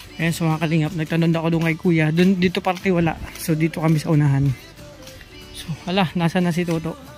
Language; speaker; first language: Filipino; native; Filipino